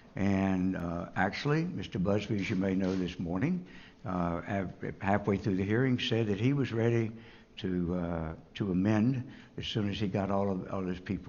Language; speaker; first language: English; native; English